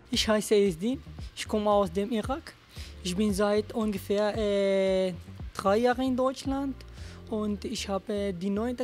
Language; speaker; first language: German; non-native, learner; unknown